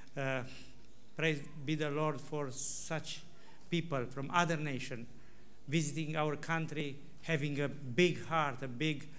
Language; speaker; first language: English; non-native, fluent; Romanian